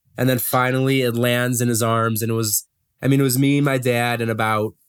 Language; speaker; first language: English; native; English